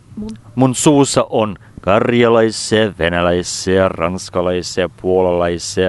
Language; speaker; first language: Finnish; non-native, fluent; Russian